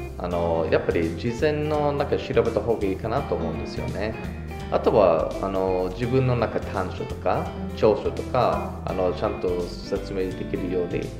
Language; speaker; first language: Japanese; non-native, fluent; English